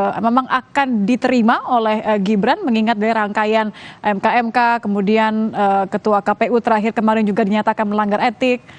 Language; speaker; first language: Indonesian; native; Indonesian